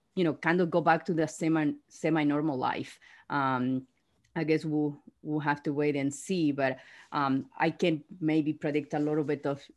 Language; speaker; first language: English; non-native, fluent; Spanish